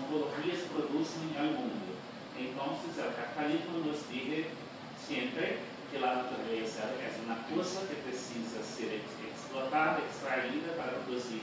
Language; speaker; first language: Spanish; non-native, fluent; Portuguese